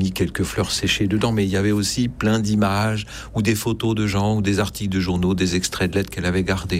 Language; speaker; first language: French; native; French